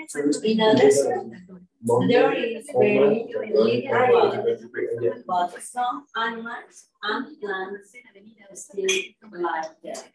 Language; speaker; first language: English; non-native, learner; Spanish